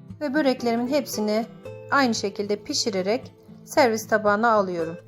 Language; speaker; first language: Turkish; native; Turkish